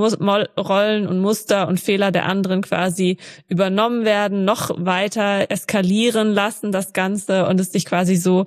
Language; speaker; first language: German; native; German